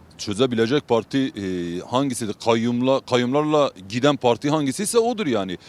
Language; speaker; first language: Turkish; non-native, local second language; Kurdish